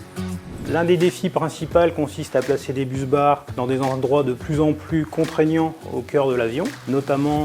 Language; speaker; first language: French; native; French